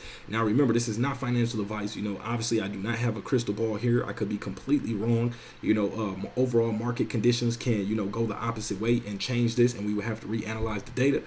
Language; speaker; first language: English; native; English